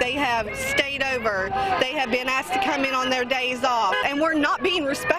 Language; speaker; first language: English; native; English